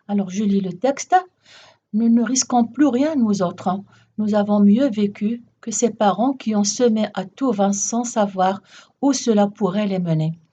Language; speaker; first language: French; non-native, local second language; Arabic